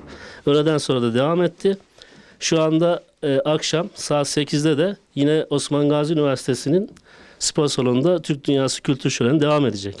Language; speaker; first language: Turkish; native; Turkish